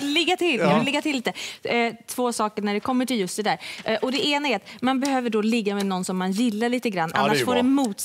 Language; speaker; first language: Swedish; native; Swedish